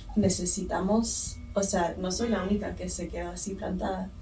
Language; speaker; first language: Spanish; early bilingual, heritage; Spanish